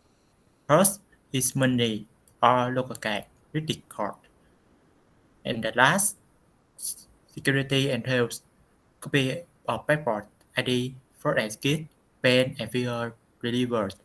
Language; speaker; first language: English; non-native, learner; Vietnamese